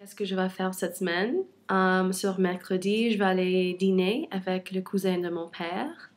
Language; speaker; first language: French; non-native, local second language; English